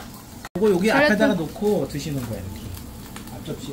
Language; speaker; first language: Korean; native; Korean